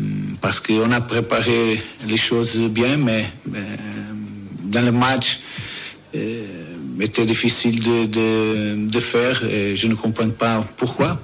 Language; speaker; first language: French; non-native, learner; Portuguese